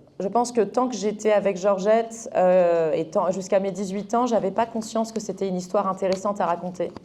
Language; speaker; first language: French; early bilingual, other home language; Arabic